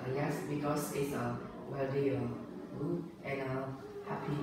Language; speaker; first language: English; non-native, learner; Vietnamese